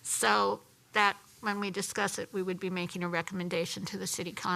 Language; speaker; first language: English; native; English